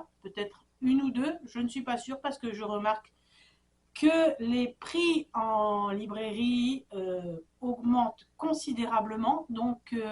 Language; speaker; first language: French; native; French